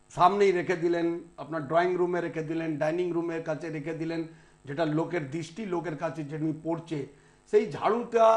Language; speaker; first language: Bangla; non-native, local second language; Punjabi